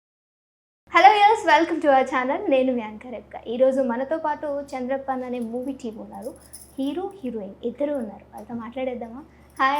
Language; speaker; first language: Telugu; native; Telugu